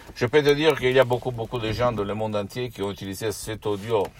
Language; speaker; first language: French; non-native, fluent; Italian